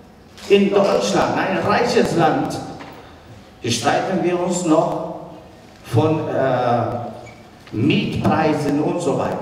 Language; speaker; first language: German; non-native, fluent; Spanish